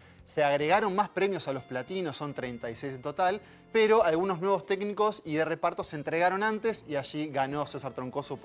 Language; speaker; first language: Spanish; native; Spanish